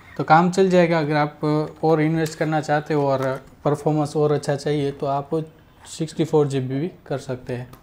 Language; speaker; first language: Hindi; non-native, local second language; Gujarati